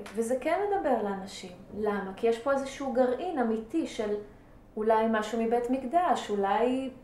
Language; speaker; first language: Hebrew; early bilingual, other home language; Persian